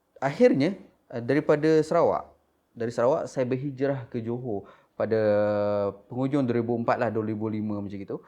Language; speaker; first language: Malay; non-native, local second language; Iban